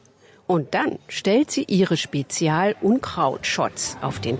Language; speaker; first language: German; native; German